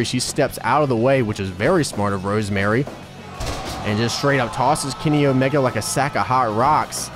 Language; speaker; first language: English; native; English